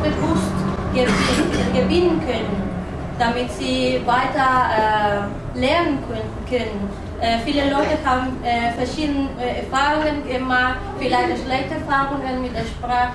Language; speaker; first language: German; non-native, fluent; Spanish